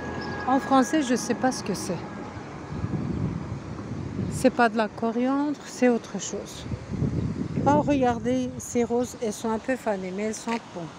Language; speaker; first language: French; non-native, fluent; Turkish